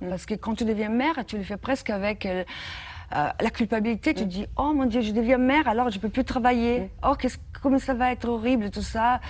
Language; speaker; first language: French; non-native, fluent; Italian